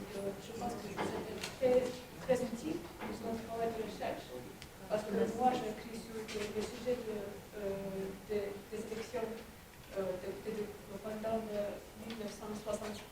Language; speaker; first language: French; non-native, learner; Russian